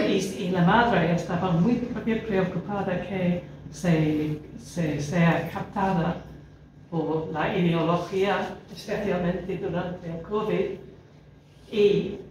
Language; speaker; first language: Spanish; non-native, fluent; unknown